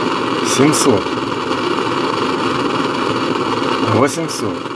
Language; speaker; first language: Russian; native; Russian